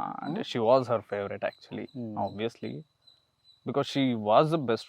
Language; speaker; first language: Telugu; non-native, learner; Kannada